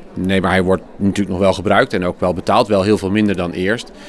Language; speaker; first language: Dutch; native; Dutch